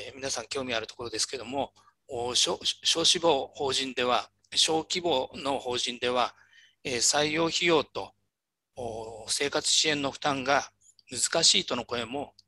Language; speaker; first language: Japanese; native; Japanese